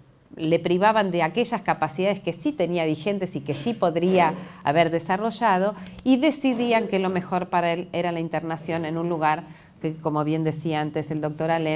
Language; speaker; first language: Spanish; native; Spanish